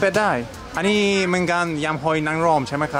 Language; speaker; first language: Thai; non-native, learner; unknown